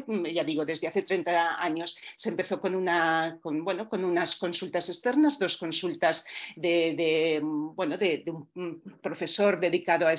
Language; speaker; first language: Spanish; native; Spanish